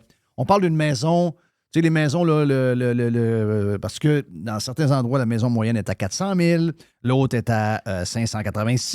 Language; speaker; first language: French; native; French